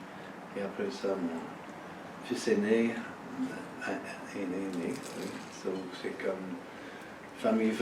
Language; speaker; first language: French; early bilingual, heritage; French